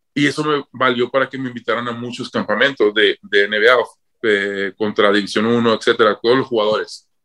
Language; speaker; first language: Spanish; native; Spanish